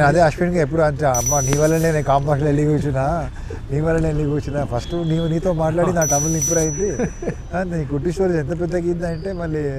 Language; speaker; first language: Telugu; non-native, local second language; Tamil